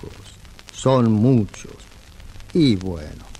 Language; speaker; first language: Spanish; native; Spanish